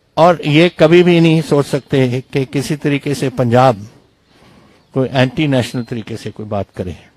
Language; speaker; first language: Hindi; non-native, local second language; Punjabi